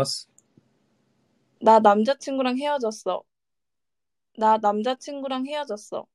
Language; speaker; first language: Korean; non-native, fluent; Japanese